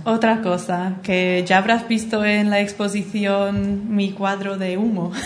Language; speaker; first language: Spanish; non-native, fluent; English